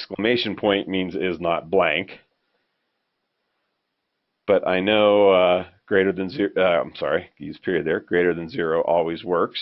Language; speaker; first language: English; native; English